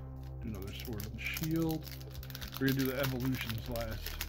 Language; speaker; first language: English; native; English